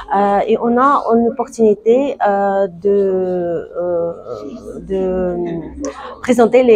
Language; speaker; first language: French; non-native, fluent; Russian